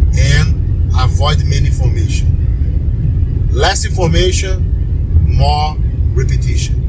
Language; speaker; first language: English; non-native, learner; Portuguese